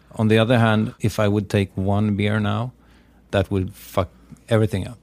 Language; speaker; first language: English; non-native, fluent; Swedish